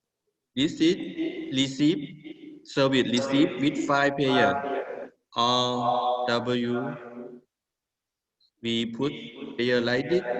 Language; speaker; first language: English; non-native, learner; Thai